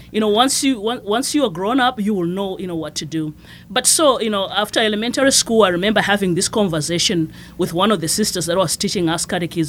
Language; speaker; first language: English; non-native, local second language; Shona